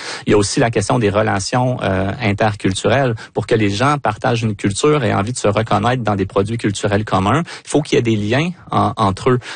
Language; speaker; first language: French; native; French